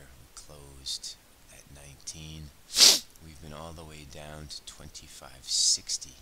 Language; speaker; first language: English; native; English